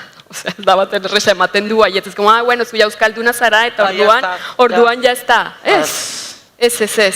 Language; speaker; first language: Basque; non-native, fluent; Spanish